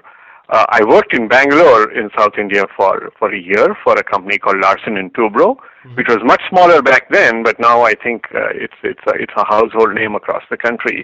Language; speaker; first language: English; non-native, local second language; Hindi